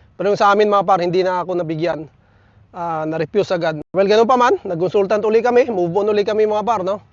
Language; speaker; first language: Filipino; native; Filipino